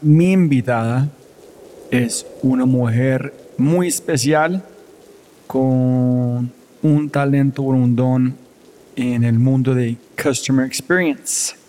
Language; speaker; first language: Spanish; non-native, fluent; English